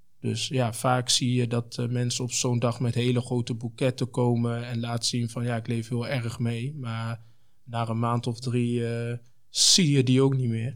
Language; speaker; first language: Dutch; early bilingual, other home language; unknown